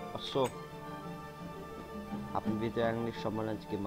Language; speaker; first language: German; native; German